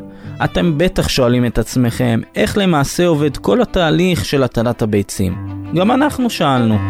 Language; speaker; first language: Hebrew; native; Hebrew